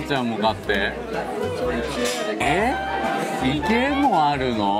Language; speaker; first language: Japanese; native; Japanese